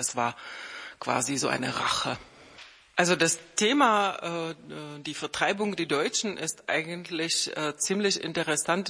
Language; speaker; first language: German; non-native, fluent; Czech